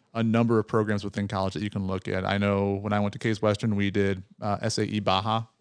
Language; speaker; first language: English; native; English